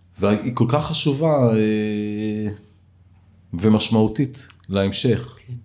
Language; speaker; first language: Hebrew; native; Hebrew